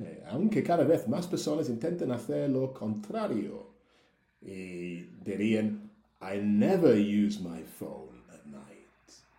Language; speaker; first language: Spanish; native; Spanish